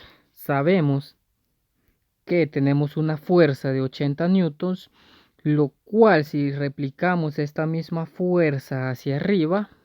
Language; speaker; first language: Spanish; native; Spanish